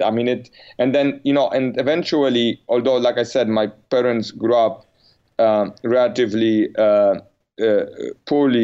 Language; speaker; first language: English; non-native, fluent; Polish